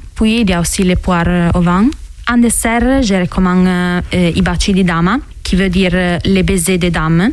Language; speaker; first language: French; non-native, learner; Italian